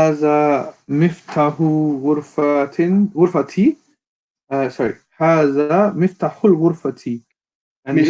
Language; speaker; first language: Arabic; non-native, learner; English